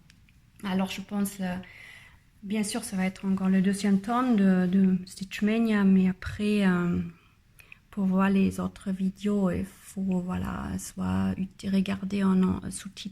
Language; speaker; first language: French; non-native, learner; German